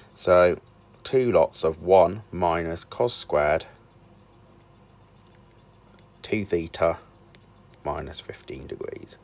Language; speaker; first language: English; native; English